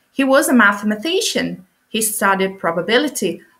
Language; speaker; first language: English; non-native, fluent; Italian